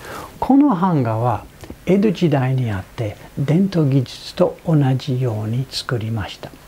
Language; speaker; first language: Japanese; non-native, fluent; English